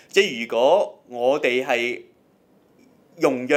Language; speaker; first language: Cantonese; native; Cantonese